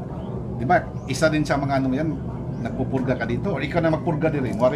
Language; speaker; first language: Filipino; non-native, local second language; Cebuano